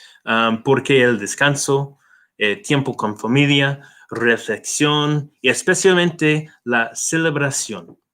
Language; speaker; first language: Spanish; non-native, fluent; English